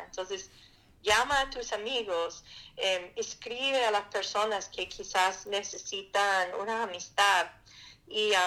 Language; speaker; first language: Spanish; non-native, fluent; English